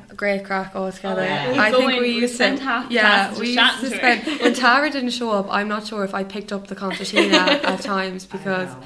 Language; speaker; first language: English; native; English